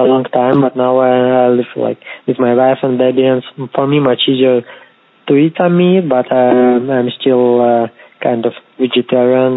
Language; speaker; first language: English; non-native, learner; Kazakh